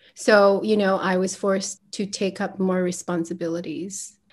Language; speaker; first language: English; early bilingual, other home language; Chinese